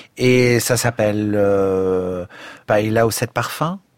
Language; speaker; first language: French; native; French